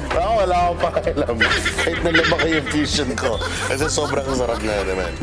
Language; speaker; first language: Filipino; non-native, local second language; Pampanga